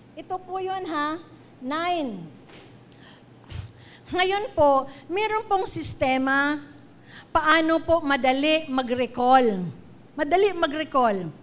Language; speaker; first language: Filipino; non-native, local second language; Cebuano